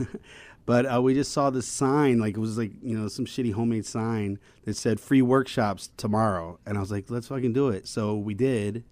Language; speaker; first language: English; native; English